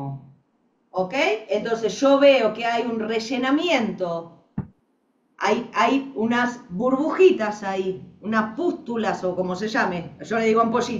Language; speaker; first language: Spanish; native; Spanish